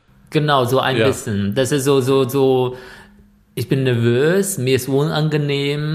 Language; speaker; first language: German; non-native, fluent; Chinese